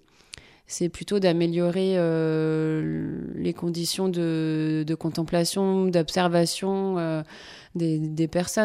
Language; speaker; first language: French; native; French